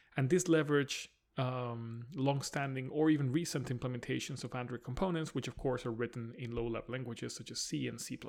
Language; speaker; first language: English; non-native, fluent; Spanish